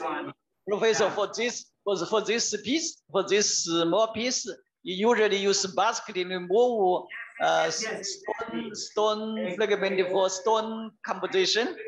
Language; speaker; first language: English; non-native, learner; Chinese